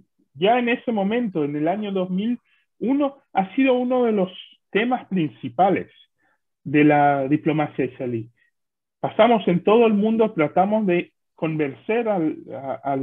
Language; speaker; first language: Spanish; non-native, fluent; Hebrew